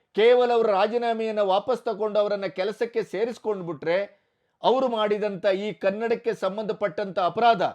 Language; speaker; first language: Kannada; native; Kannada